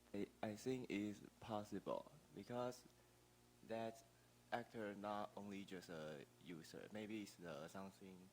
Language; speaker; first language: English; non-native, learner; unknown